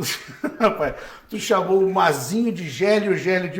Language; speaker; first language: Portuguese; native; Portuguese